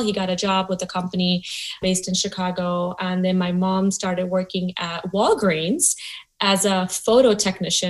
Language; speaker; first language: English; non-native, local second language; Gujarati